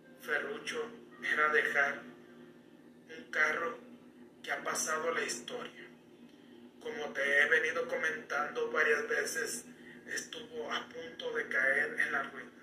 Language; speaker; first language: Spanish; native; Spanish